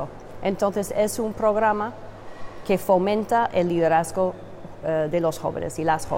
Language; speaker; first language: Spanish; non-native, fluent; English